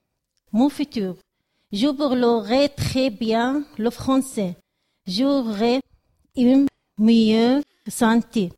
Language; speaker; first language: French; non-native, learner; Arabic